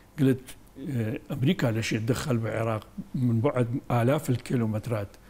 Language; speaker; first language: Arabic; non-native, local second language; Kurdish